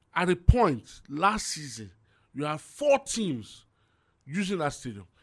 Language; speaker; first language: English; non-native, local second language; Yoruba